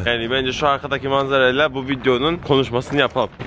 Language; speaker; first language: Turkish; early bilingual, heritage; Turkish